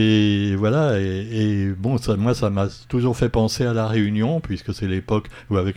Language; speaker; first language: French; native; French